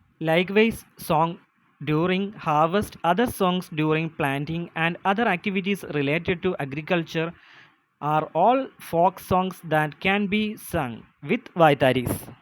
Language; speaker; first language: English; non-native, local second language; Malayalam